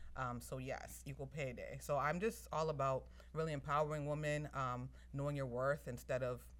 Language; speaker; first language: English; native; English